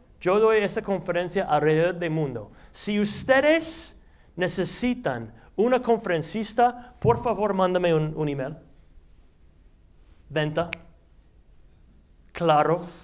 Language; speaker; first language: Spanish; non-native, fluent; English